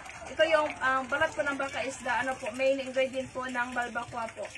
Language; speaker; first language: Filipino; non-native, local second language; Cebuano